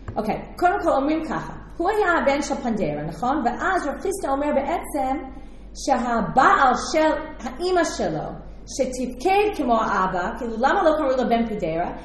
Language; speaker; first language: Hebrew; non-native, fluent; English